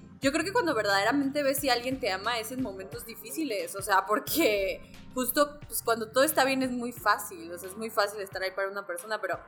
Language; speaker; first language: Spanish; native; Spanish